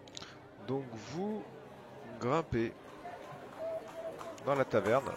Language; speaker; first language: French; native; French